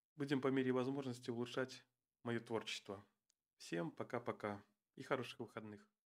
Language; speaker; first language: Russian; native; Russian